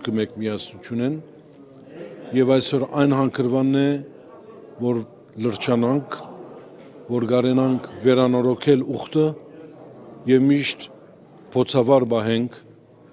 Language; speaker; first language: Armenian; early bilingual, heritage; Armenian